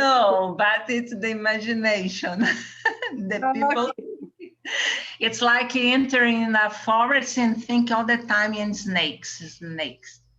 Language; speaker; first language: English; non-native, learner; Portuguese